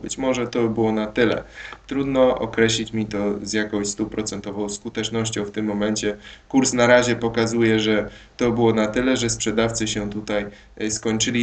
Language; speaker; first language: Polish; native; Polish